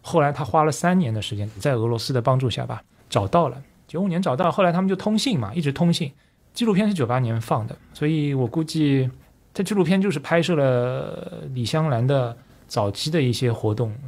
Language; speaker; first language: Chinese; native; Chinese